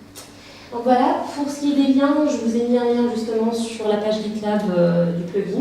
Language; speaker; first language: French; native; French